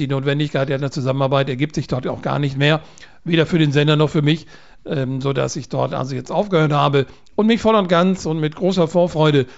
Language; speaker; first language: German; native; German